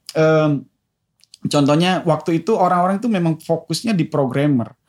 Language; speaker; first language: Indonesian; native; Indonesian